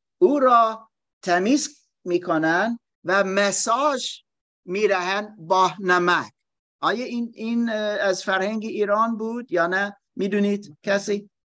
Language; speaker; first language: Persian; non-native, learner; German